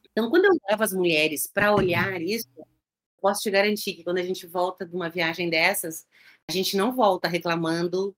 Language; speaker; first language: Portuguese; native; Portuguese